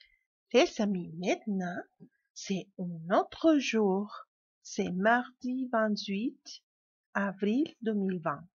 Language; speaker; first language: French; non-native, fluent; Spanish